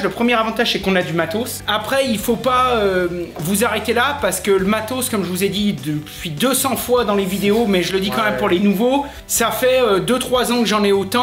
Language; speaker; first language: French; native; French